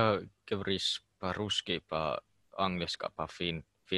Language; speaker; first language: Russian; non-native, learner; Finnish